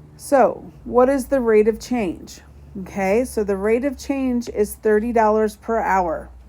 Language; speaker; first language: English; native; English